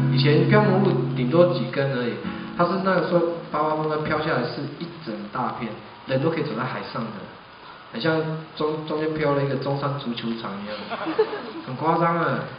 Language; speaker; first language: Chinese; non-native, local second language; Amis